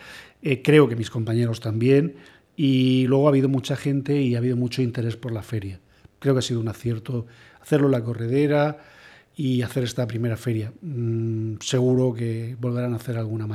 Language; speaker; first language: Spanish; native; Spanish